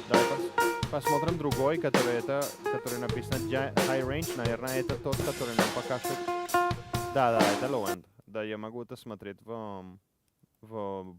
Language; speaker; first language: Russian; non-native, learner; Spanish